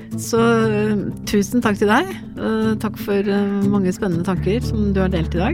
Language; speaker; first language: Norwegian; native; Norwegian